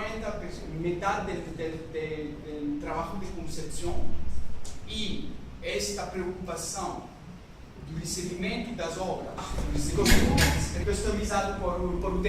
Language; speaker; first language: Portuguese; non-native, learner; French